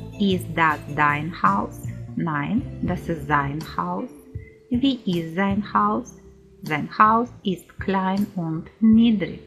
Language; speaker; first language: German; non-native, fluent; Ukrainian